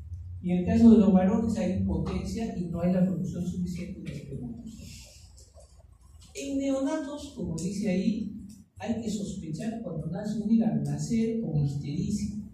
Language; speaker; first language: Spanish; native; Spanish